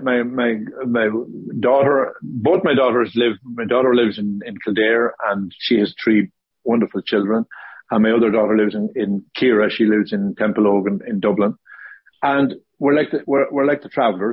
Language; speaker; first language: English; native; English